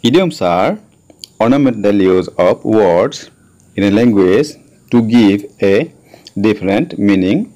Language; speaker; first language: English; non-native, local second language; Assamese